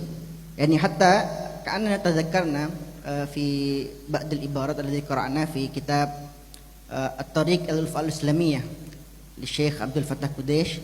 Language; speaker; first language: Arabic; non-native, fluent; Indonesian